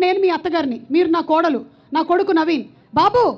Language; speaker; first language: Telugu; native; Telugu